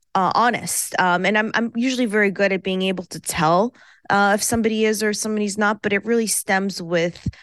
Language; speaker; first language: English; early bilingual, other home language; Persian